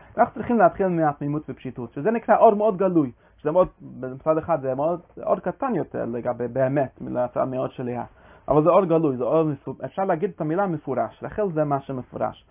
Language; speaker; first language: Hebrew; non-native, fluent; English